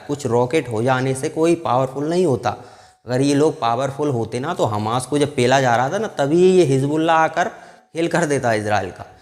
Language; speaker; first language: Hindi; native; Hindi